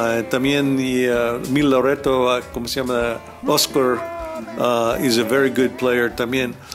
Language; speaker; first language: Spanish; non-native, learner; English